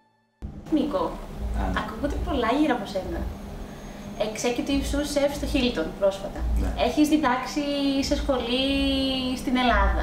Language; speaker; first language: Greek; native; Greek